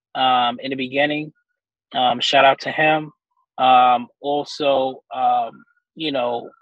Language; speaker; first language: English; native; English